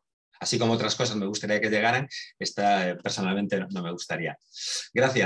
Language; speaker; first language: Spanish; native; Spanish